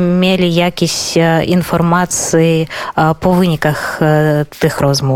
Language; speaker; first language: Polish; non-native, fluent; Belarusian